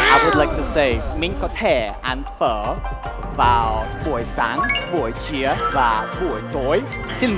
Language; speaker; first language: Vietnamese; non-native, learner; Russian